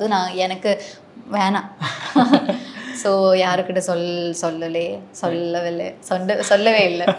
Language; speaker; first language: Tamil; non-native, learner; Malayalam